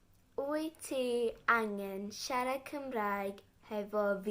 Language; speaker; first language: Welsh; non-native, learner; English